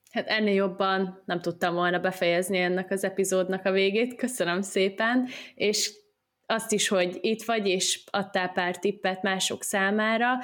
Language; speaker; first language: Hungarian; early bilingual, heritage; Hungarian